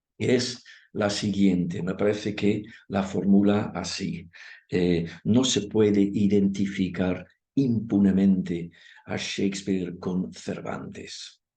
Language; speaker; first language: Spanish; non-native, fluent; Dutch